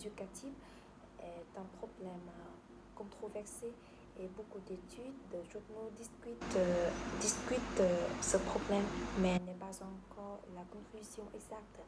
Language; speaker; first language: French; non-native, learner; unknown